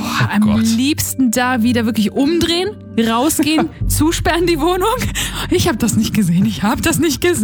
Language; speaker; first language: German; native; German